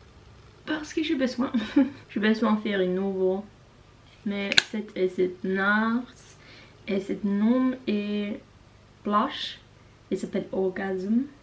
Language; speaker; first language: French; non-native, learner; Norwegian